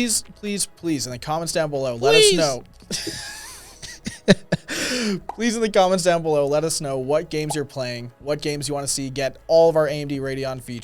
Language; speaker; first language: English; native; English